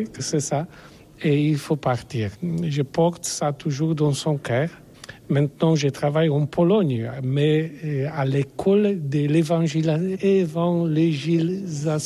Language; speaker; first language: French; non-native, learner; Polish